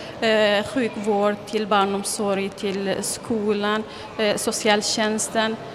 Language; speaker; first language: Swedish; non-native, fluent; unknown